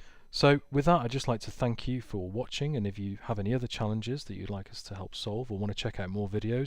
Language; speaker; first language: English; native; English